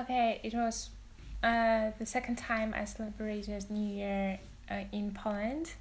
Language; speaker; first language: English; non-native, fluent; Russian